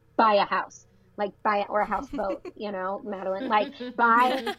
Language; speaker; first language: English; native; English